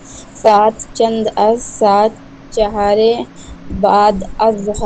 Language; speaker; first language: Persian; non-native, learner; Urdu